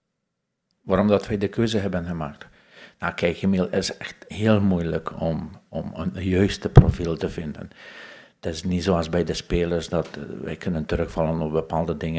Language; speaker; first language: Dutch; non-native, fluent; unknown